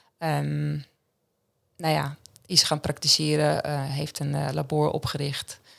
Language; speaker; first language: Dutch; non-native, fluent; Swiss German